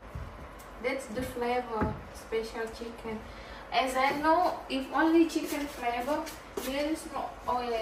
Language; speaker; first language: English; non-native, learner; Indonesian